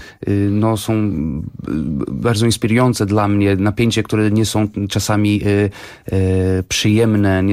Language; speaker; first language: Polish; non-native, fluent; Portuguese